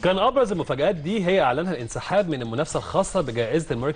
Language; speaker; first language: Arabic; native; Arabic